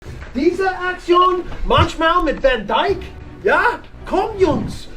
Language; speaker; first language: German; non-native, learner; English